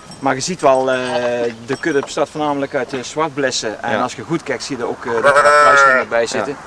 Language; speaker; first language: Dutch; native; Dutch